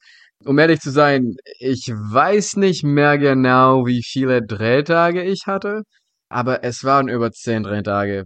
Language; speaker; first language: German; non-native, fluent; Czech